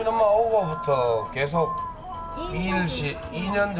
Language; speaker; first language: Korean; native; Korean